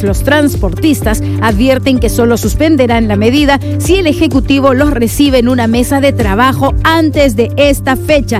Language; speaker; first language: Spanish; native; Spanish